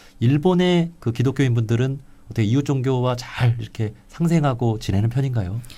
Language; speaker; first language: Korean; native; Korean